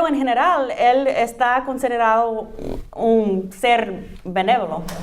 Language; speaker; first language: Spanish; non-native, fluent; English